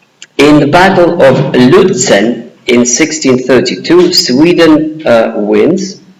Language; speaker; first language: English; non-native, fluent; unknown